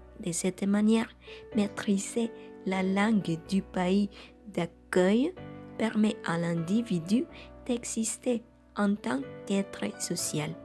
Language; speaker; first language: French; non-native, fluent; Spanish